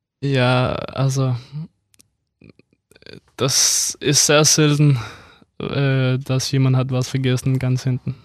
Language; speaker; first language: German; non-native, fluent; Danish